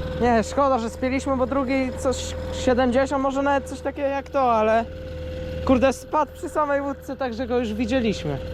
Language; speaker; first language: Polish; native; Polish